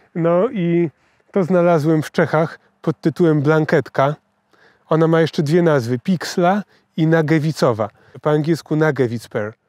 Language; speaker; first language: Polish; native; Polish